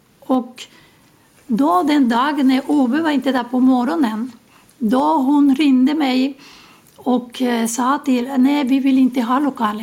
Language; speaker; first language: Swedish; non-native, fluent; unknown